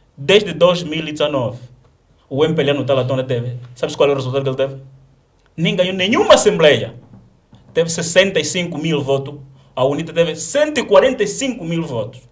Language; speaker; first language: Portuguese; non-native, local second language; Kongo